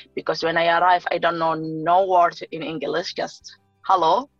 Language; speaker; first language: English; non-native, learner; Arabic